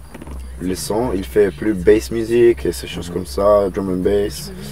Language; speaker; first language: French; non-native, learner; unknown